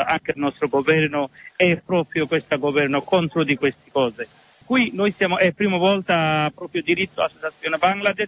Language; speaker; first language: Italian; non-native, learner; Bangla